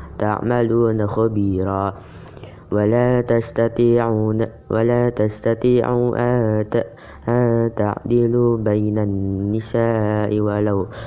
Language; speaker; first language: Arabic; non-native, learner; Indonesian